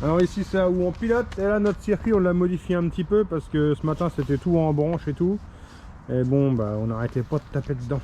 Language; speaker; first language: French; native; French